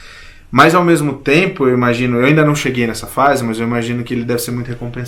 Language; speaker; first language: Portuguese; native; Portuguese